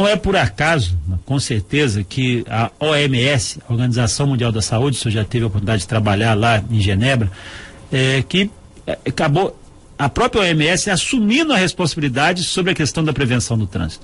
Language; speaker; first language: Portuguese; native; Portuguese